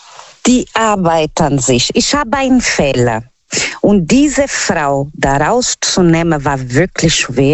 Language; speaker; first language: German; non-native, learner; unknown